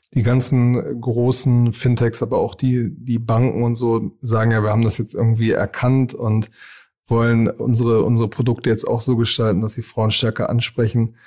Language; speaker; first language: German; native; German